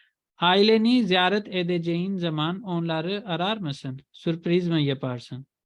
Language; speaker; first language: Turkish; non-native, fluent; Urdu